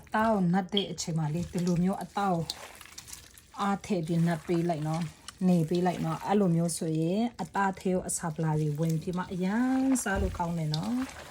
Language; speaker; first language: Burmese; non-native, local second language; Kachin